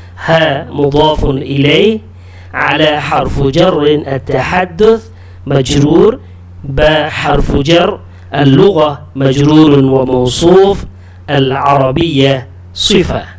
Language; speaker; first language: Arabic; non-native, fluent; Urdu